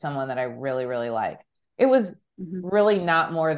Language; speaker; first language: English; native; English